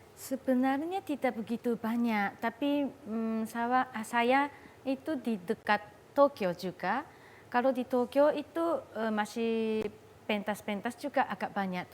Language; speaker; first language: Indonesian; non-native, fluent; Japanese